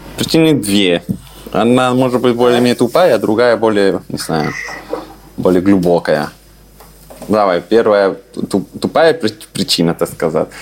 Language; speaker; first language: Russian; non-native, fluent; Spanish